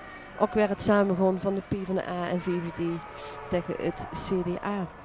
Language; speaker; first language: Dutch; native; Dutch